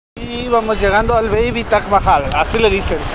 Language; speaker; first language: Spanish; native; Spanish